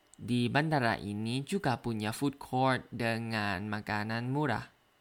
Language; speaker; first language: Indonesian; non-native, learner; Thai